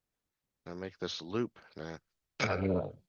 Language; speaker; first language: English; native; English